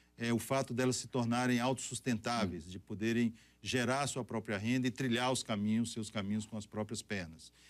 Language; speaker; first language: Portuguese; native; Portuguese